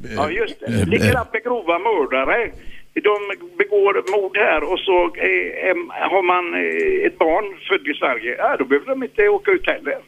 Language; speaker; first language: Swedish; native; Swedish